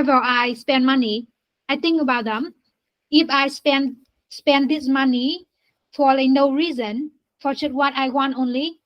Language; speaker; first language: English; non-native, learner; Vietnamese